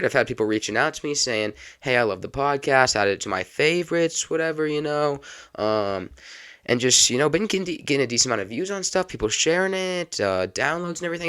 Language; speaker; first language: English; native; English